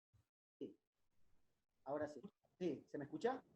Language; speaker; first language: Spanish; native; Spanish